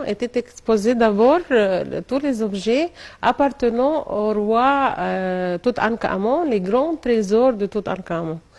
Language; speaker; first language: French; non-native, fluent; Arabic